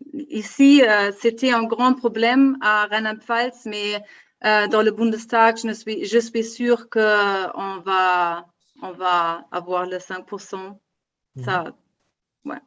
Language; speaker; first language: French; non-native, learner; German